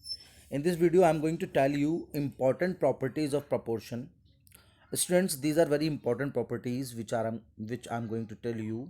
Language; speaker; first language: English; non-native, local second language; Hindi